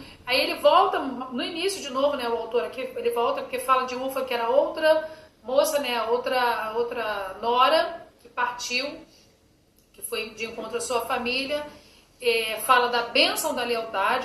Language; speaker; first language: Portuguese; native; Portuguese